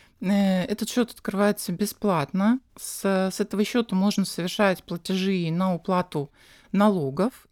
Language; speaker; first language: Russian; native; Russian